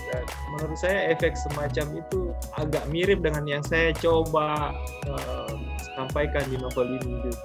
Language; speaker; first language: Indonesian; native; Indonesian